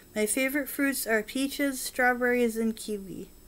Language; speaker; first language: English; native; English